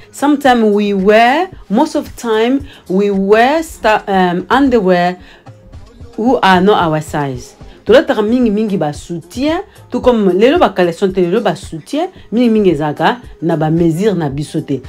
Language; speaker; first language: English; non-native, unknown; Lingala